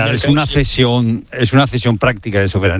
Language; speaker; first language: Spanish; native; Spanish